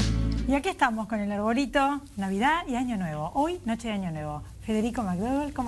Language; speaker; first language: Spanish; native; Spanish